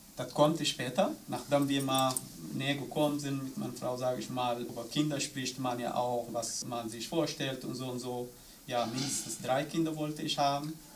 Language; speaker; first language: German; non-native, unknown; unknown